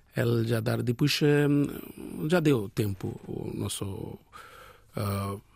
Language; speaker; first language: Portuguese; non-native, learner; Bangla